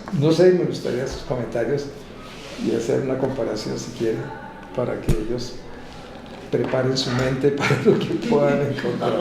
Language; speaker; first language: Spanish; native; Spanish